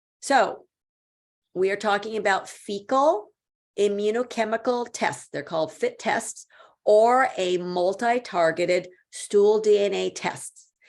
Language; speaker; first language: English; native; English